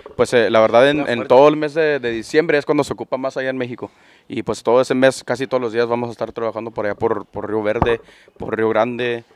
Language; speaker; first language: Spanish; native; Spanish